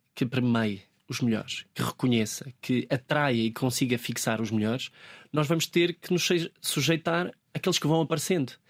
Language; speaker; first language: Portuguese; native; Portuguese